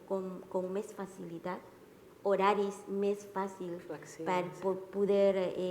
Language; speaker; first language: Catalan; non-native, learner; Spanish